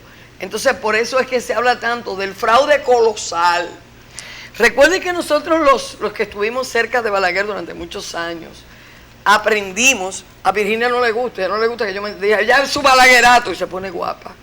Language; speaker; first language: Spanish; native; Spanish